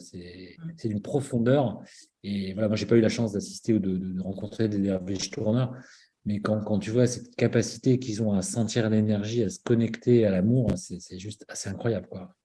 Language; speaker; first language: French; native; French